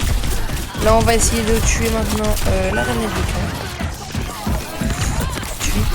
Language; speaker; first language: French; native; French